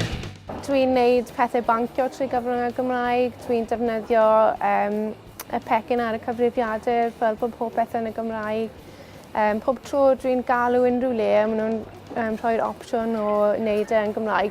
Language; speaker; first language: Welsh; non-native, local second language; English